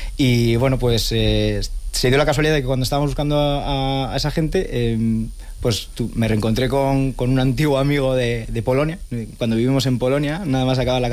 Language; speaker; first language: Spanish; native; Spanish